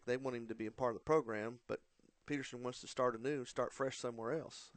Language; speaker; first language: English; native; English